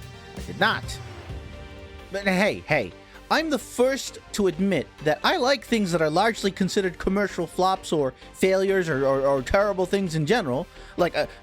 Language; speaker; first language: English; native; English